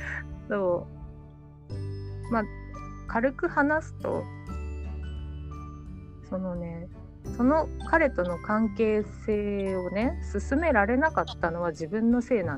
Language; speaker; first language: Japanese; native; Japanese